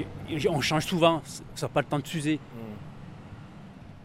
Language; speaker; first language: French; native; French